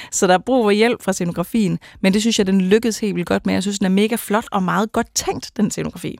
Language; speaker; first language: Danish; native; Danish